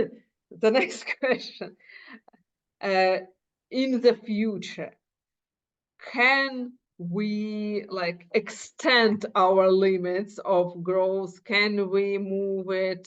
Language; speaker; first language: English; non-native, fluent; Ukrainian